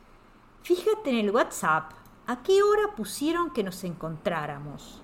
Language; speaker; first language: Spanish; native; Spanish